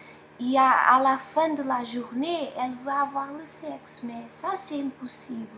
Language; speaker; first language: French; non-native, fluent; Portuguese